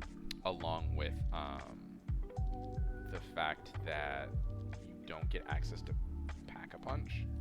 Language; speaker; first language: English; native; English